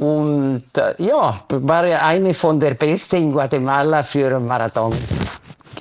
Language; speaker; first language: German; non-native, fluent; Spanish